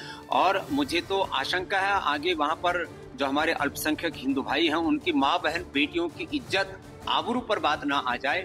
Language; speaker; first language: Hindi; native; Hindi